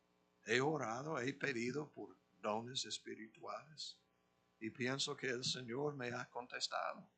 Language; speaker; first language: Spanish; non-native, fluent; English